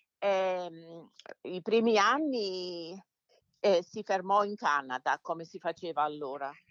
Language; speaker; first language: Italian; early bilingual, heritage; Italian